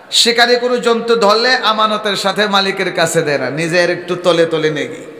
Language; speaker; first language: Bangla; native; Bangla